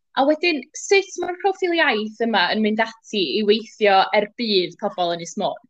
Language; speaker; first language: Welsh; native; Welsh